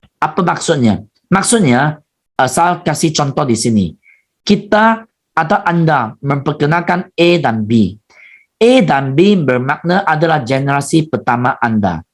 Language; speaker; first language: Malay; non-native, local second language; Chinese